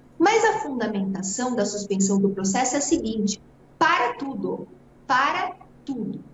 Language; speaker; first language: Portuguese; native; Portuguese